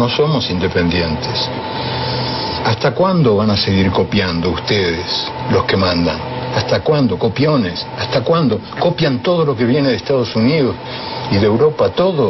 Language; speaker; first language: Spanish; native; Spanish